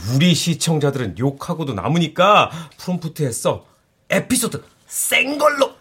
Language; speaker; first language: Korean; native; Korean